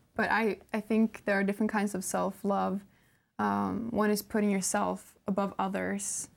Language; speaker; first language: English; non-native, fluent; Norwegian